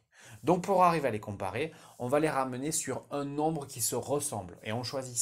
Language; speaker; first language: French; native; French